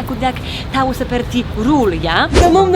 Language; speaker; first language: Indonesian; non-native, fluent; Polish